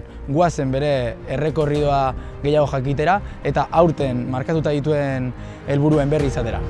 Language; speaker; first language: Basque; native; Basque